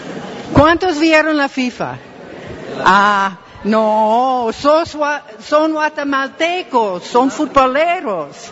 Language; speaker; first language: Spanish; non-native, fluent; English